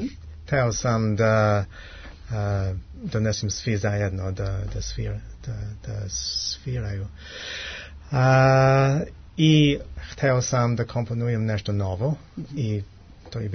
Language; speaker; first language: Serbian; non-native, learner; English